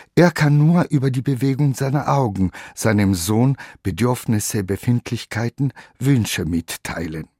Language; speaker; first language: German; native; German